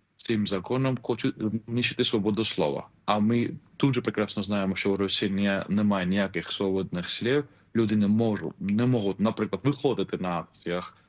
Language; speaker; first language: Ukrainian; non-native, fluent; Georgian